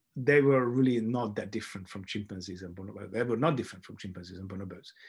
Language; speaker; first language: English; non-native, fluent; Hungarian